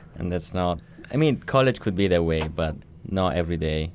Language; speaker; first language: English; non-native, fluent; Italian